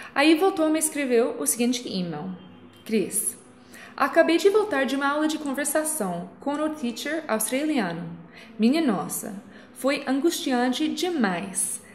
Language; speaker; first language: Portuguese; non-native, fluent; English